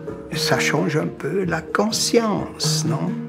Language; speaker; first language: French; non-native, local second language; German